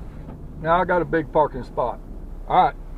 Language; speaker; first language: English; native; English